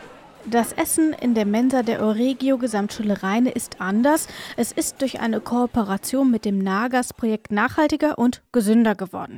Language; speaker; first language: German; native; German